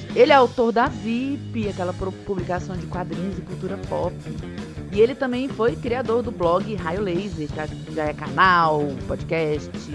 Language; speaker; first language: Portuguese; native; Portuguese